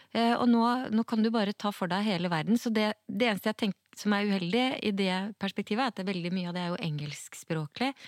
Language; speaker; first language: Norwegian; native; Norwegian